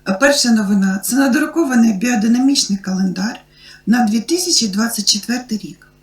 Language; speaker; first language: Ukrainian; native; Ukrainian